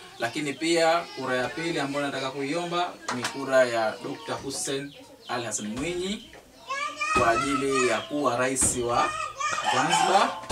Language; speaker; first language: Swahili; native; Swahili